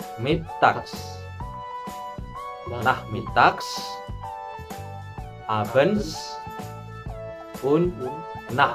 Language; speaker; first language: German; non-native, learner; Indonesian